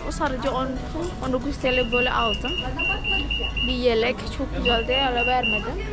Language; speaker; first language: Turkish; non-native, learner; Indonesian